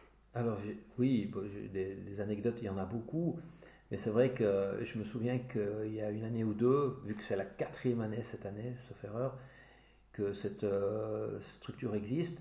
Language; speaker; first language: French; native; French